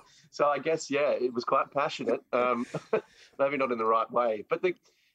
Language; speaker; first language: English; native; English